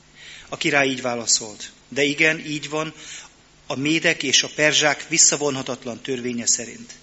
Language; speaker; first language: Hungarian; native; Hungarian